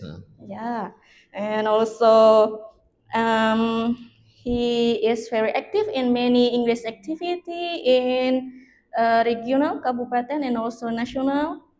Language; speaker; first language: English; non-native, learner; Indonesian